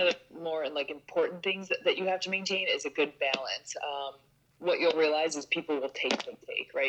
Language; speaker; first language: English; native; English